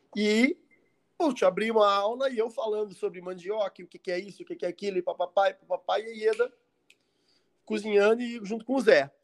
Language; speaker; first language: Portuguese; native; Portuguese